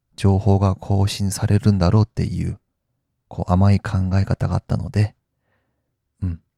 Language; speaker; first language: Japanese; non-native, fluent; Korean